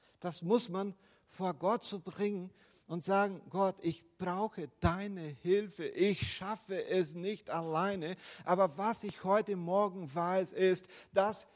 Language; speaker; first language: German; non-native, fluent; Portuguese